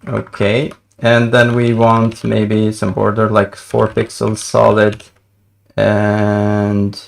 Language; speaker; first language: English; non-native, fluent; Albanian